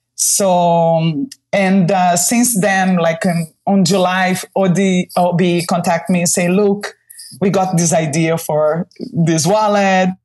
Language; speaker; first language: English; non-native, fluent; Portuguese